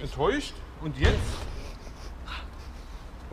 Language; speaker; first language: German; native; German